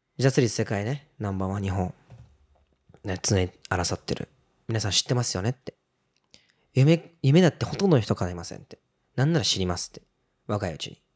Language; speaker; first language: Japanese; early bilingual, other home language; Portuguese